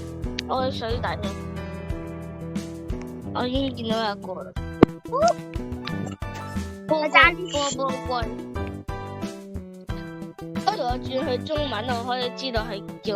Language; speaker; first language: Chinese; early bilingual, heritage; Cantonese